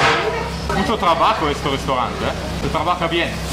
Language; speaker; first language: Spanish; non-native, learner; Italian